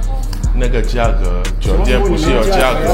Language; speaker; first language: Chinese; non-native, fluent; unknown